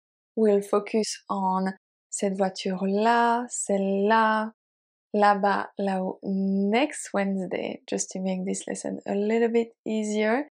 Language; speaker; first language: French; native; French